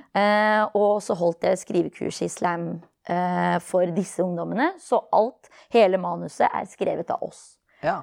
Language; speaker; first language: Norwegian; early bilingual, other home language; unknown